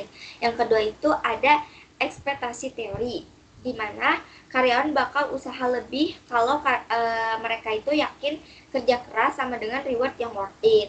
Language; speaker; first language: Indonesian; native; Indonesian